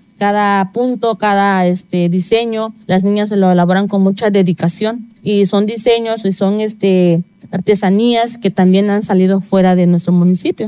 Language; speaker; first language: Spanish; native; Spanish